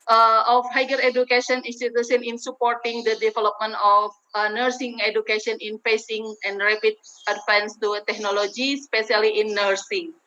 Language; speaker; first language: English; non-native, learner; Indonesian